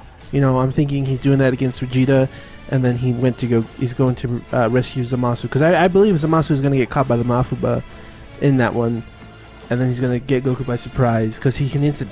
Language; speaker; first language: English; native; English